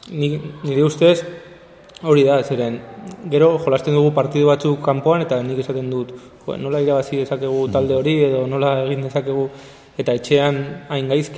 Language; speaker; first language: Basque; non-native, local second language; Spanish